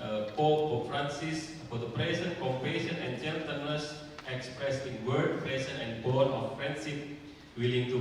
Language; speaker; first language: English; non-native, fluent; Indonesian